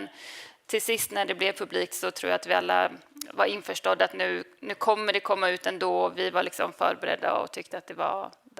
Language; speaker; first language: Swedish; native; Swedish